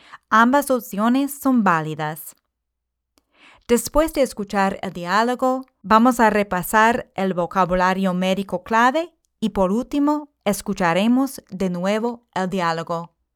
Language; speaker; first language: Spanish; non-native, fluent; English